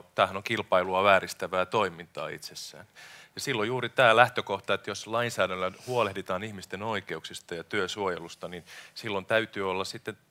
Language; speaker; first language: Finnish; native; Finnish